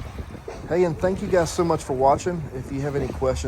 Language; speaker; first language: English; native; English